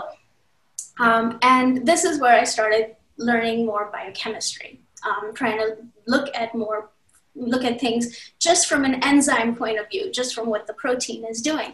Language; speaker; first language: English; non-native, local second language; Hindi